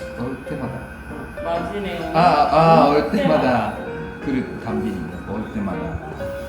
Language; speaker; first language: Korean; non-native, learner; Japanese